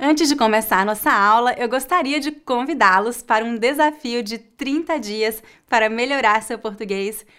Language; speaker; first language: Portuguese; native; Portuguese